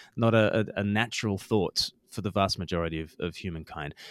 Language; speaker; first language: English; native; English